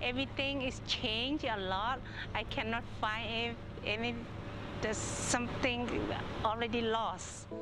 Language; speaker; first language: English; non-native, learner; Cantonese